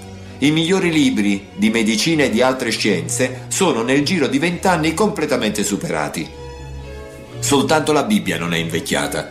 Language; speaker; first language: Italian; native; Italian